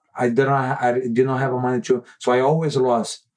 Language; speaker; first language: English; non-native, learner; Portuguese